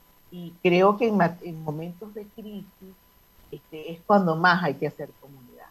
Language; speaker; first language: Spanish; native; Spanish